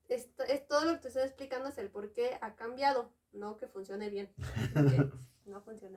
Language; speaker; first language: Spanish; native; Spanish